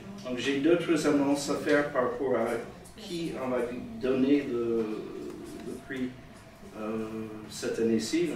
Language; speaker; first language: French; native; French